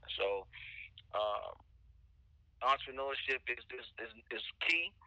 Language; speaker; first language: English; native; English